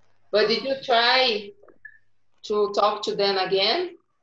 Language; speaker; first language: English; non-native, fluent; Portuguese